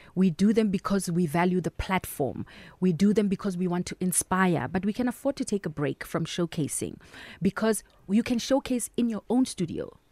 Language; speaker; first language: English; non-native, local second language; Southern Sotho